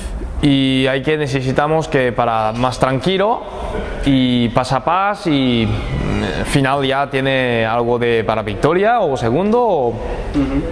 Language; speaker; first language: Spanish; non-native, learner; Japanese